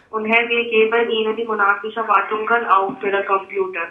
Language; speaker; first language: German; non-native, learner; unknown